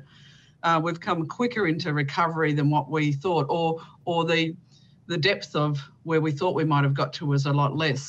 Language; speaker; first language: English; native; English